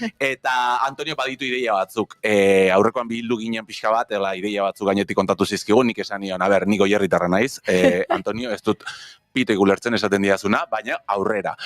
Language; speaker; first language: Basque; native; Basque